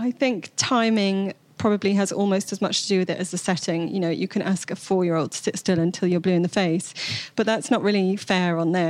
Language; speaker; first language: English; native; English